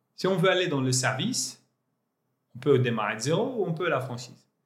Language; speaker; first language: French; non-native, local second language; Arabic